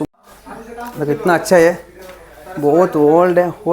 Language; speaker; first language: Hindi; non-native, local second language; Kannada